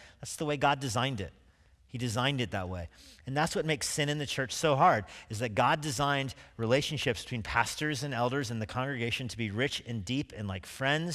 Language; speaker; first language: English; native; English